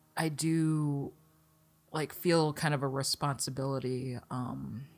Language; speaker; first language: English; native; English